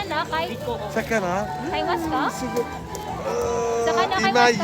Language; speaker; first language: Japanese; non-native, learner; Filipino